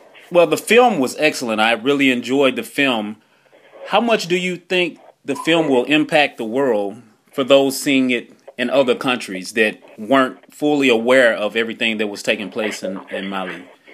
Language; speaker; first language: English; native; English